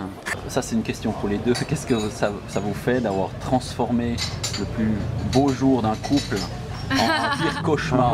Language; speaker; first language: French; native; French